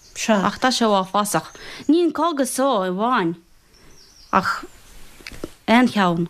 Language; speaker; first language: Irish; non-native, fluent; Russian